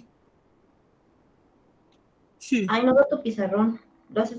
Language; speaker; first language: Spanish; native; Spanish